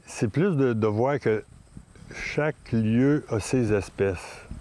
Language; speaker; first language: French; native; French